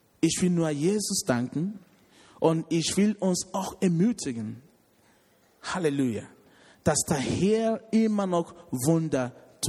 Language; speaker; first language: German; non-native, learner; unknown